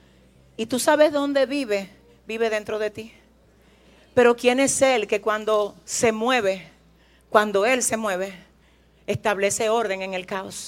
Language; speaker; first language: Spanish; native; Spanish